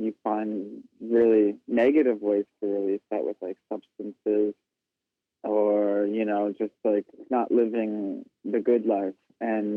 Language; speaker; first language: English; native; English